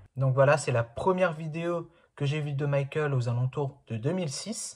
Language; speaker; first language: French; native; French